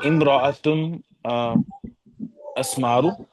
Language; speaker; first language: Arabic; non-native, learner; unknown